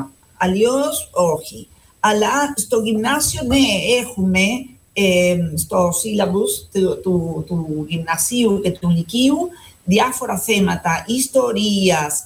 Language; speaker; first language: Greek; non-native, fluent; Spanish